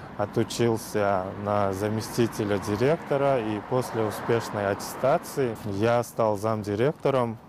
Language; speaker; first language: Russian; non-native, local second language; Kyrgyz